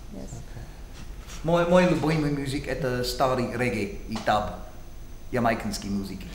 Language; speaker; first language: Russian; non-native, learner; English